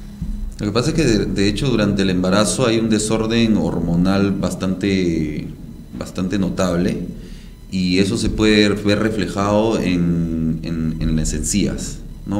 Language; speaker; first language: Spanish; native; Spanish